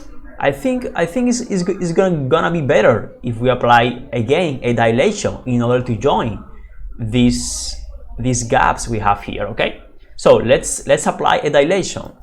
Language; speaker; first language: English; non-native, fluent; Spanish